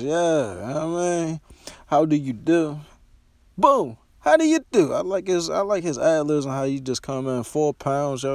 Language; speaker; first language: English; native; English